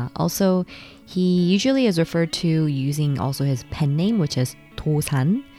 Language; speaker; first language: English; early bilingual, other home language; Korean